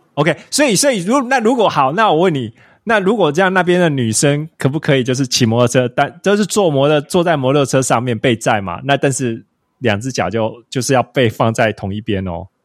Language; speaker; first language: Chinese; native; Chinese